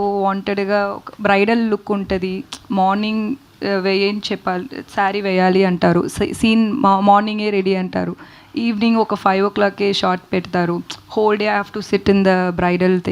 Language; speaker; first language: Telugu; non-native, fluent; Tamil